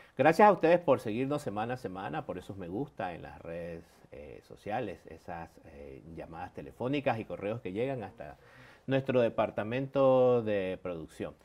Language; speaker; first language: Spanish; native; Spanish